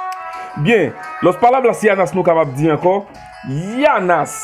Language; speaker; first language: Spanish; non-native, learner; Haitian Creole